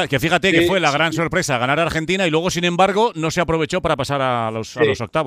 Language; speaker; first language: Spanish; native; Spanish